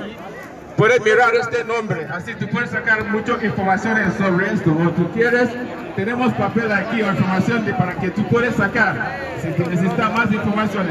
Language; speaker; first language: Spanish; non-native, learner; Igbo